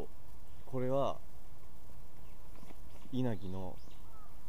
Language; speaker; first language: Japanese; native; Japanese